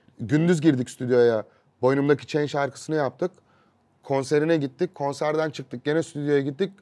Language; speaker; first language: Turkish; early bilingual, heritage; Turkish